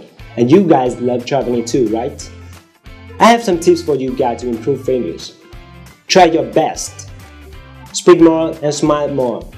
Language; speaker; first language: English; non-native, learner; Vietnamese